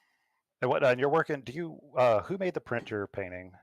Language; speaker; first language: English; native; English